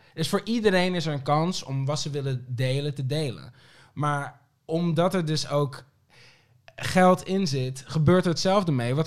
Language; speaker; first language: Dutch; early bilingual, other home language; Papiamento